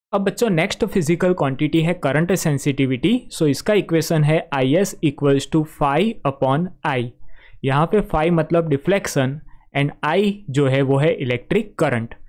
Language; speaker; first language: Hindi; non-native, local second language; Gujarati